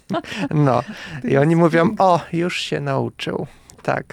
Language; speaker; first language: Polish; non-native, fluent; Russian